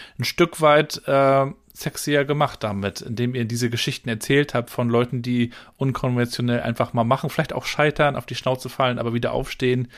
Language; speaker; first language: German; native; German